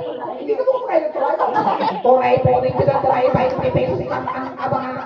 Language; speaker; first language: Filipino; native; Filipino